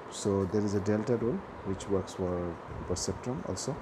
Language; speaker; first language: English; non-native, local second language; Bangla